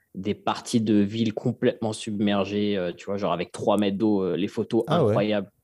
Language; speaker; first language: French; native; French